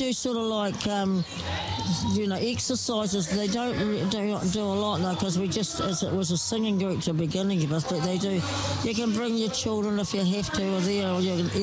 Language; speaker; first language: English; native; English